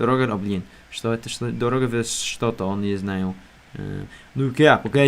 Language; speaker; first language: Russian; non-native, learner; English